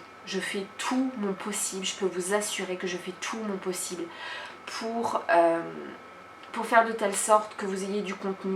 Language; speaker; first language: French; native; French